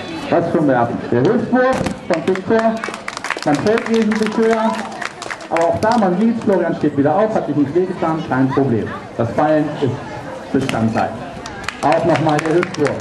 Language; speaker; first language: German; native; German